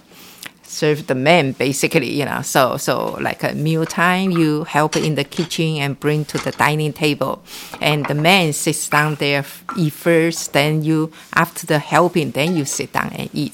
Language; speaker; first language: English; non-native, local second language; Cantonese